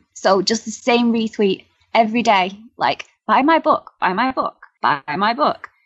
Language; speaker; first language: English; native; English